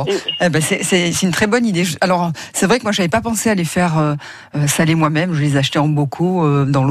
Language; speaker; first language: French; native; French